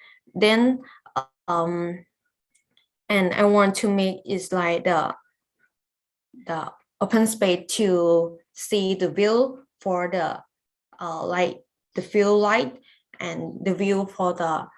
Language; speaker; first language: English; non-native, learner; Lao